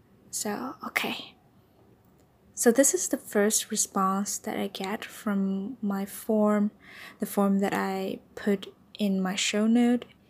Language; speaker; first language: English; non-native, fluent; Vietnamese